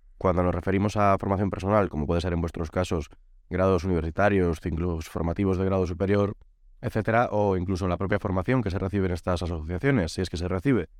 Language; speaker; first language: Spanish; native; Spanish